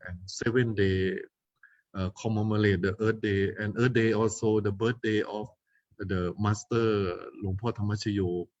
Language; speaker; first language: English; non-native, fluent; Thai